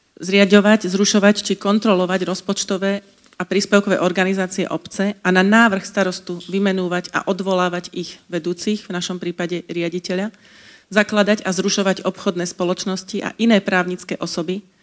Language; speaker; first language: Slovak; native; Slovak